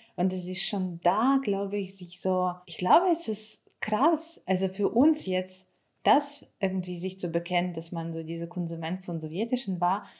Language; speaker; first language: German; non-native, fluent; Ukrainian